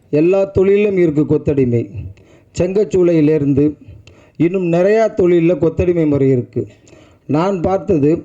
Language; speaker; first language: Tamil; native; Tamil